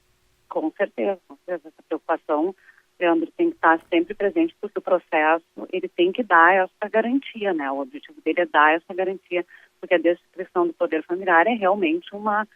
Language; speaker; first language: Portuguese; native; Portuguese